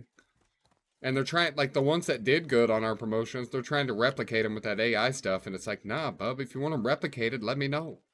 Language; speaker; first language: English; native; English